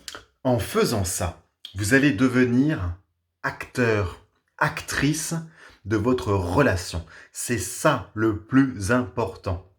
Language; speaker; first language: French; native; French